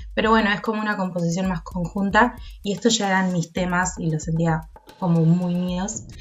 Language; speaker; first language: Spanish; native; Spanish